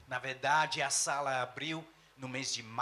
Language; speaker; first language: Portuguese; non-native, fluent; English